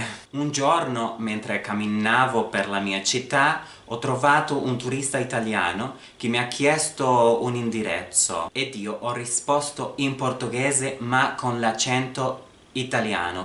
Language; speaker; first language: Italian; non-native, learner; Spanish